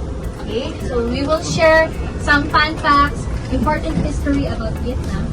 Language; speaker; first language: English; non-native, learner; Filipino